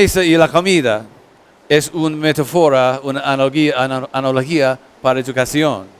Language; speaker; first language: Spanish; non-native, learner; English